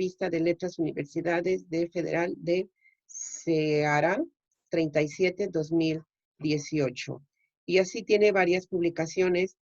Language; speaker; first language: Spanish; native; Spanish